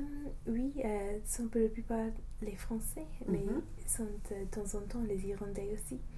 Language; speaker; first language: French; non-native, fluent; English